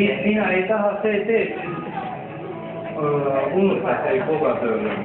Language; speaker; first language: Estonian; non-native, learner; Armenian